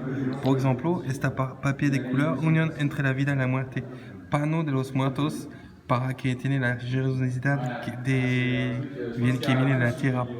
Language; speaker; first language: Spanish; non-native, learner; French